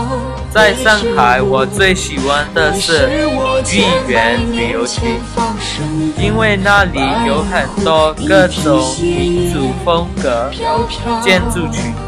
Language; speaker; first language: Chinese; non-native, learner; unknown